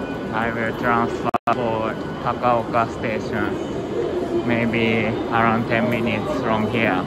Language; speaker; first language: English; non-native, learner; Japanese